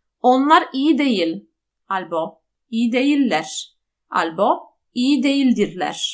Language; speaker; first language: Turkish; non-native, fluent; Polish